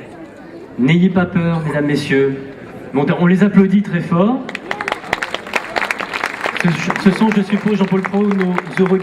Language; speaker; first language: French; native; French